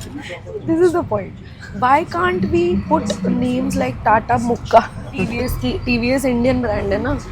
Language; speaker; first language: English; non-native, local second language; Hindi